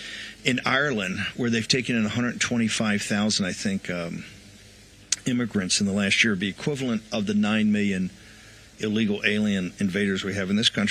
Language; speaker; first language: English; native; English